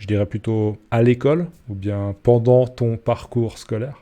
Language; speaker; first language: French; native; French